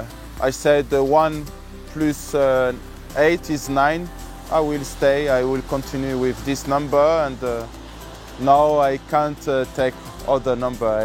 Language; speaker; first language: English; non-native, learner; French